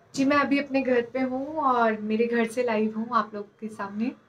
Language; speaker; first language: Hindi; native; Hindi